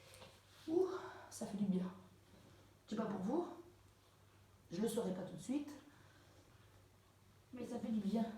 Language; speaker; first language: French; native; French